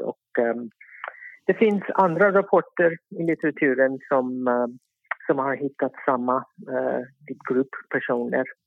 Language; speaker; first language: Swedish; non-native, fluent; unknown